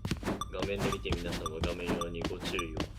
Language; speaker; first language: Japanese; native; Japanese